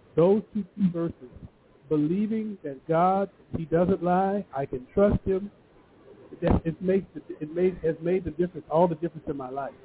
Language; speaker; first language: English; early bilingual, other home language; Yoruba